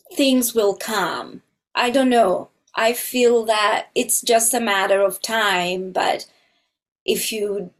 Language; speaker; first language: English; non-native, fluent; Italian